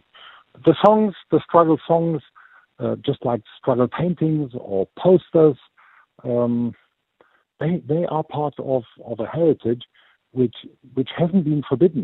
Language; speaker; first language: English; non-native, fluent; German